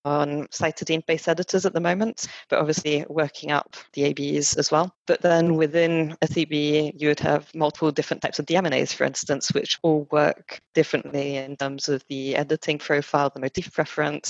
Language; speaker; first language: English; non-native, fluent; French